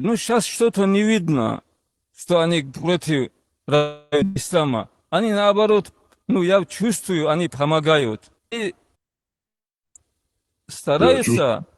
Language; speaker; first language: Russian; non-native, local second language; Chechen